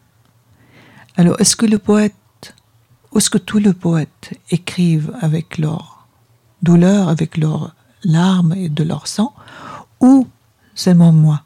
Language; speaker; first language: French; non-native, fluent; Arabic